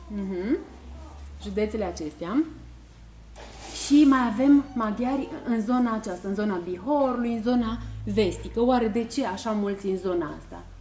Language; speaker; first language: Romanian; native; Romanian